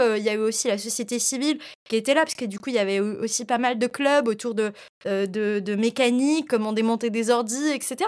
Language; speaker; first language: French; non-native, local second language; Arabic